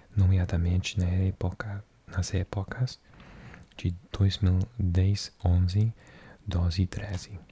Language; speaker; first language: Portuguese; non-native, learner; English